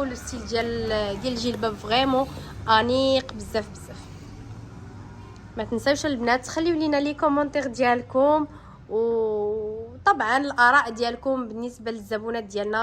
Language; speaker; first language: Arabic; native; Arabic